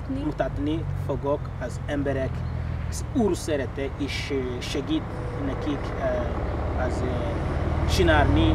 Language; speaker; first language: Hungarian; non-native, learner; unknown